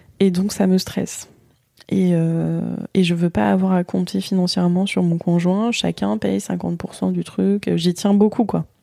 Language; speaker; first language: French; native; French